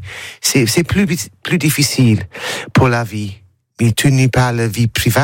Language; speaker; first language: French; non-native, learner; English